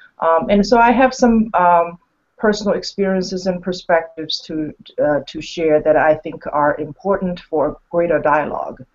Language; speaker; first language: English; non-native, fluent; Chinese